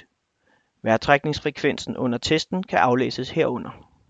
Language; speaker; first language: Danish; native; Danish